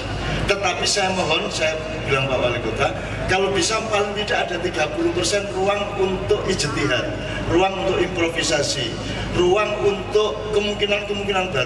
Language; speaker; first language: Indonesian; non-native, local second language; Javanese